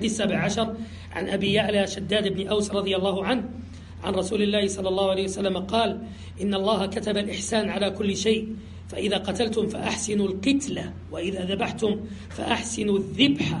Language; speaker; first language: Arabic; native; Arabic